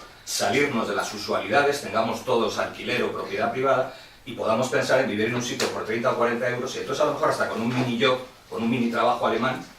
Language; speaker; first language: Spanish; native; Spanish